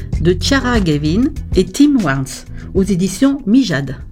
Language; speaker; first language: French; native; French